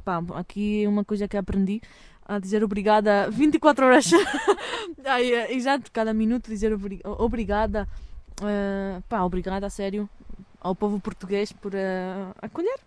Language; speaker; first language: Portuguese; non-native, fluent; Catalan